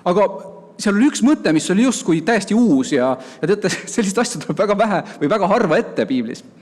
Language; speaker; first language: Estonian; native; Estonian